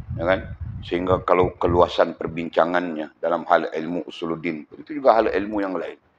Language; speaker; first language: Malay; native; Malay